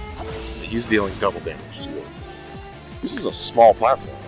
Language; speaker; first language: English; native; English